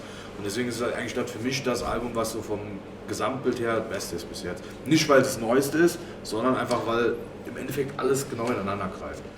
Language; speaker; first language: German; native; German